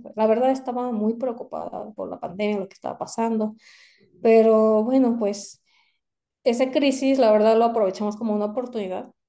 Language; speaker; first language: Spanish; non-native, fluent; Korean